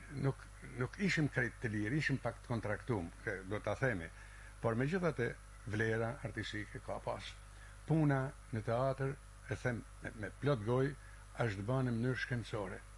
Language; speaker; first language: Albanian; native; Albanian